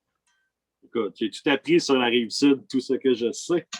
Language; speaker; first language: French; native; French